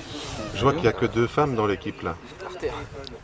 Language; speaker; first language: French; native; French